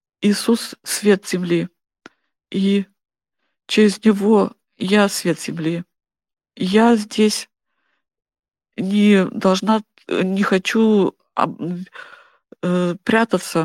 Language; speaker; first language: Russian; non-native, fluent; German